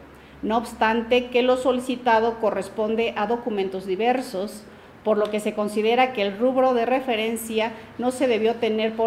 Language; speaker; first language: Spanish; native; Spanish